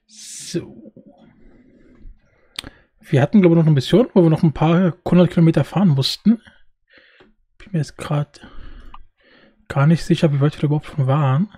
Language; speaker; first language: German; native; German